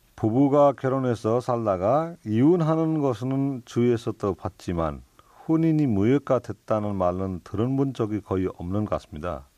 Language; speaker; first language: Korean; non-native, fluent; Nepali